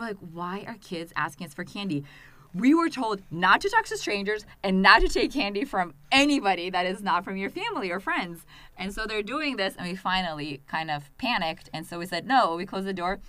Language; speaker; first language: English; non-native, fluent; Russian